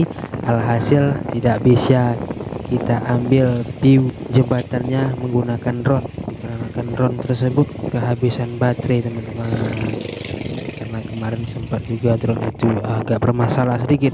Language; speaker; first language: Indonesian; non-native, local second language; Malay